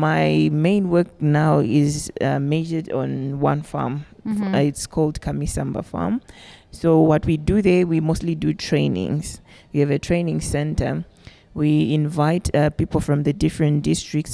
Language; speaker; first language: English; non-native, local second language; Shona